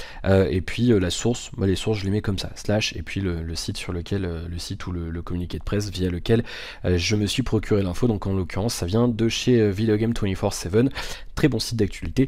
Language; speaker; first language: French; native; French